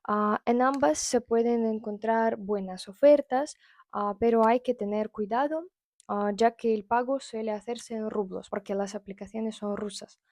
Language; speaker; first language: Spanish; non-native, fluent; Russian